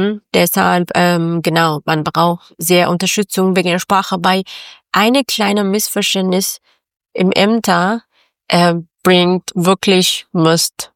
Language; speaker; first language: German; non-native, learner; Persian